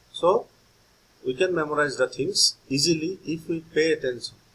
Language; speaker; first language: English; non-native, local second language; Assamese